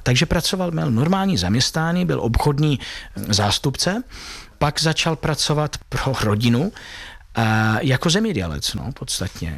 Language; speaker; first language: Czech; non-native, fluent; Italian